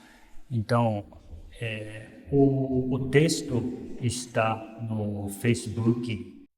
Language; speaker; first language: Portuguese; non-native, fluent; Japanese